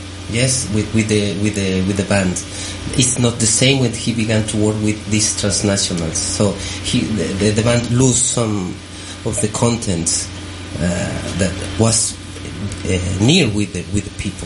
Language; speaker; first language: English; non-native, learner; Spanish